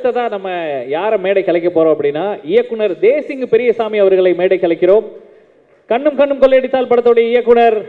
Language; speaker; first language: Tamil; native; Tamil